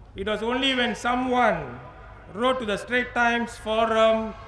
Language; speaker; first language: English; non-native, local second language; Tamil